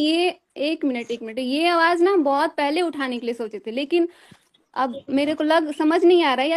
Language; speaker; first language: Hindi; native; Hindi